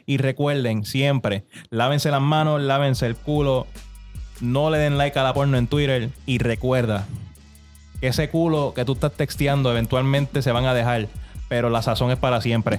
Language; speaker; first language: Spanish; native; Spanish